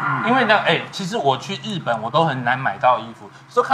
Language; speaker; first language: Chinese; native; Chinese